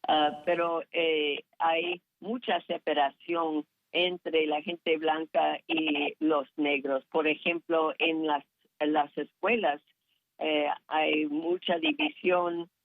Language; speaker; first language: Spanish; non-native, fluent; English